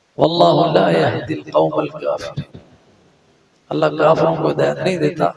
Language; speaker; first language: Urdu; non-native, local second language; Punjabi